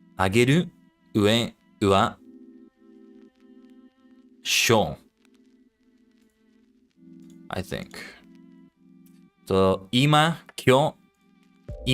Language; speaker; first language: Japanese; non-native, learner; English